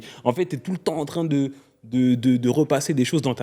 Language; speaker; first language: French; native; French